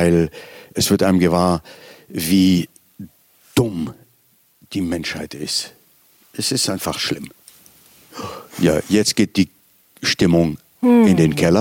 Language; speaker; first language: German; native; German